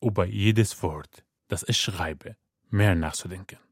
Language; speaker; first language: German; non-native, fluent; Arabic